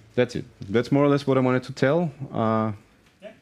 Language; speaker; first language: English; non-native, fluent; German